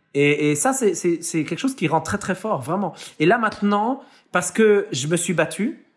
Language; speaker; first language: French; native; French